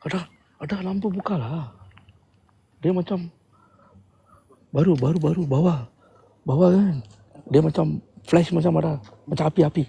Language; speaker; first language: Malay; non-native, local second language; Tamil